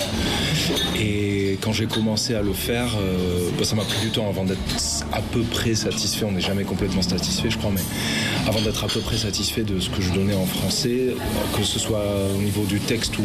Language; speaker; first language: French; native; French